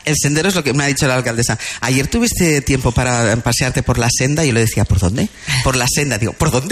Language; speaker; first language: Spanish; native; Spanish